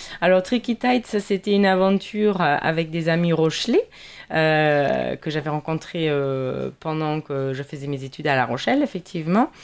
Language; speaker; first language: French; non-native, fluent; German